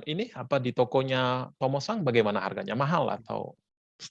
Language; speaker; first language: Indonesian; native; Indonesian